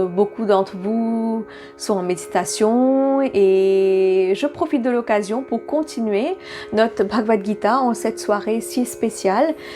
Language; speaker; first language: French; non-native, local second language; Bhojpuri